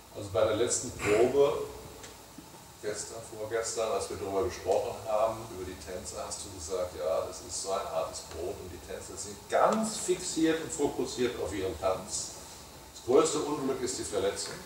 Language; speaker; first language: German; native; German